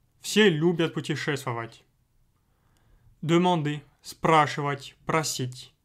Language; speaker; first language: Russian; non-native, fluent; French